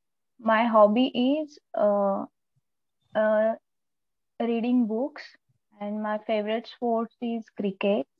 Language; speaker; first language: English; non-native, local second language; Marathi